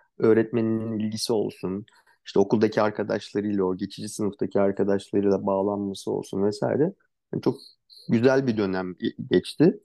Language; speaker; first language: Turkish; native; Turkish